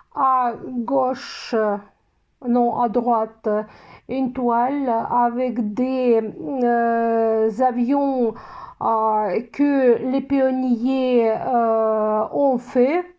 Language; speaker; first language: French; non-native, fluent; Russian